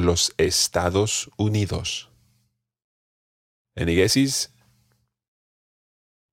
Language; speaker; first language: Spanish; non-native, fluent; English